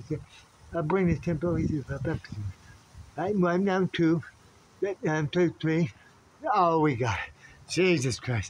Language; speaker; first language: English; native; English